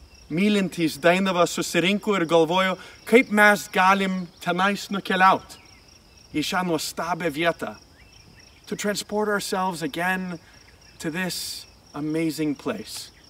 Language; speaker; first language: Lithuanian; early bilingual, heritage; Lithuanian